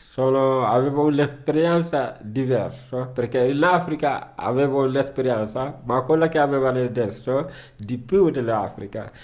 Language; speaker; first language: Italian; non-native, learner; Wolof